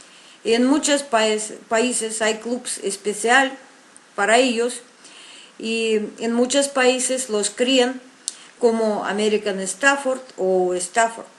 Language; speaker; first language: Spanish; non-native, fluent; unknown